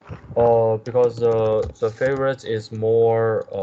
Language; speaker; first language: English; non-native, learner; Chinese